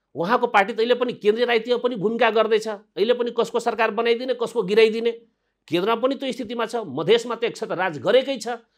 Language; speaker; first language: Nepali; non-native, local second language; Maithili